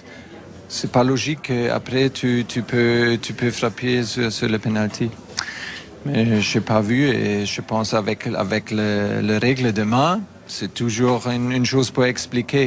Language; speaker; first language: French; non-native, fluent; German